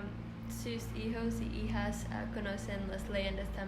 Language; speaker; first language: Spanish; non-native, learner; English